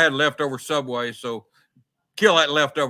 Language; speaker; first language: English; native; English